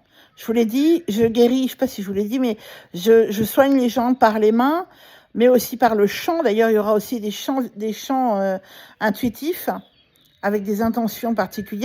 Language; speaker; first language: French; native; French